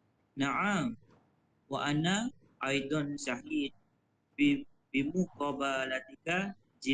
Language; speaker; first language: Arabic; non-native, learner; Indonesian